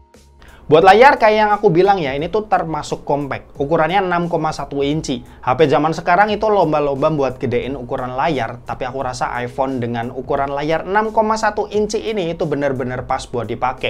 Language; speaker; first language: Indonesian; native; Indonesian